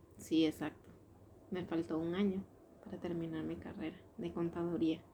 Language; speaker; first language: Spanish; native; Spanish